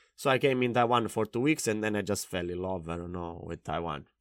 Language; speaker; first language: English; non-native, fluent; Italian